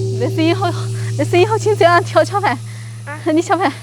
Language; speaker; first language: Chinese; native; Chinese